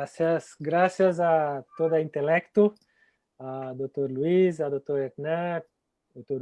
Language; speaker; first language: Spanish; non-native, fluent; Portuguese